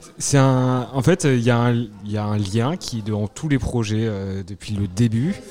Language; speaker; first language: French; native; French